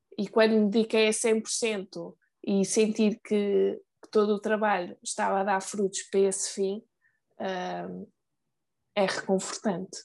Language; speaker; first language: Portuguese; early bilingual, heritage; Portuguese